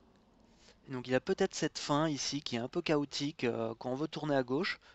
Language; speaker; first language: French; native; French